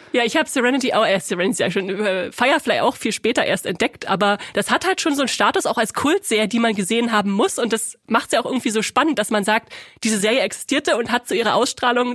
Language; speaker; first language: German; native; German